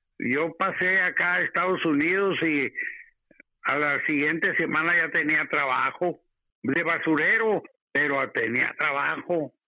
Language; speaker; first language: Spanish; native; Spanish